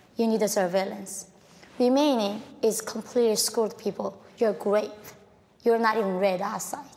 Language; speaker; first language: English; non-native, fluent; Korean